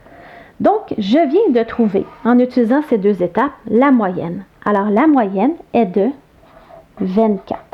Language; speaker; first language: French; native; French